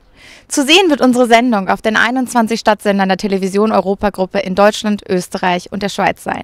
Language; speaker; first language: German; native; German